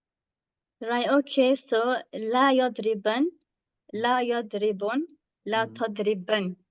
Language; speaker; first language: Arabic; non-native, learner; English